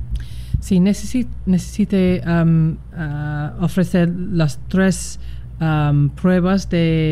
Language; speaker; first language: Spanish; non-native, learner; English